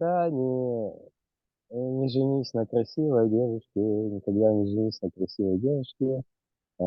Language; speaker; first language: Russian; native; Russian